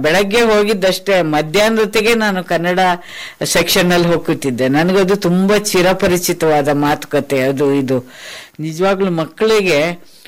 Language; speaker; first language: Kannada; non-native, local second language; Konkani